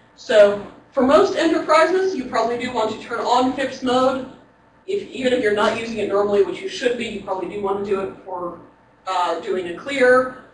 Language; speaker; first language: English; native; English